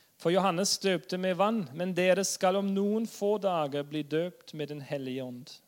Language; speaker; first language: Norwegian; non-native, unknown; German